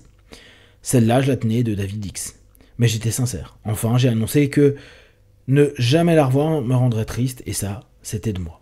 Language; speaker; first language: French; native; French